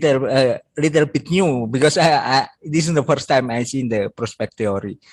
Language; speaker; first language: English; non-native, learner; Indonesian